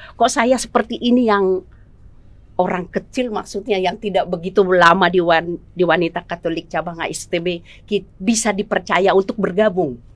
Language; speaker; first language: Indonesian; non-native, local second language; Batak Toba